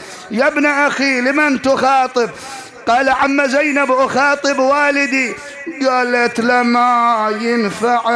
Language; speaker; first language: Arabic; native; Arabic